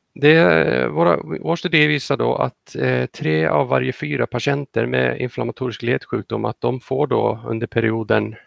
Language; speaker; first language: Swedish; non-native, fluent; Icelandic